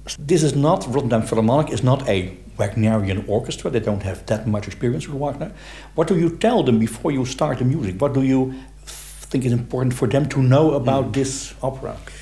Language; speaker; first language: English; non-native, fluent; Dutch